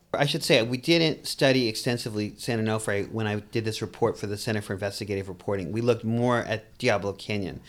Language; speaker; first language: English; native; English